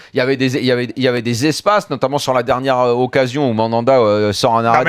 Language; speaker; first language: French; native; French